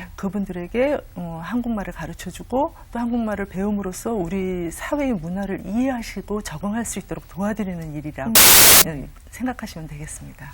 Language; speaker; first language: Korean; native; Korean